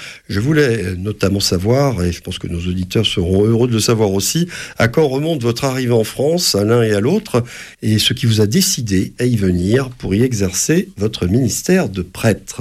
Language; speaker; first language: French; native; French